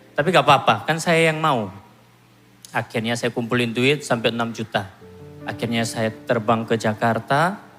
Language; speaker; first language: Indonesian; non-native, fluent; Korean